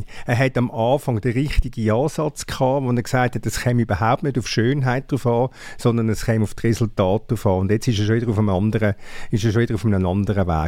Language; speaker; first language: German; native; German